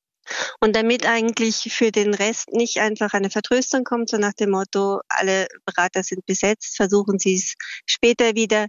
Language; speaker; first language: German; native; German